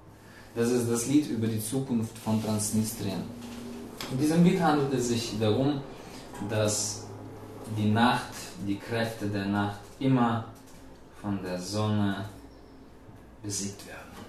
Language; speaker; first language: German; non-native, fluent; Russian